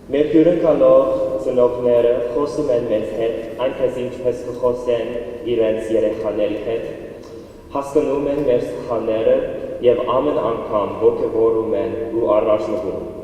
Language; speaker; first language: Armenian; non-native, learner; English